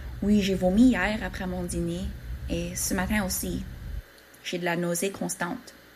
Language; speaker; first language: French; non-native, fluent; English